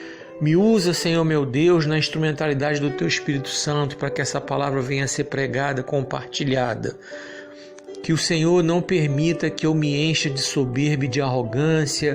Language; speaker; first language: Portuguese; native; Portuguese